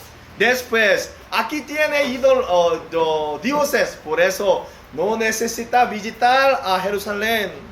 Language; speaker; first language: Spanish; non-native, learner; Korean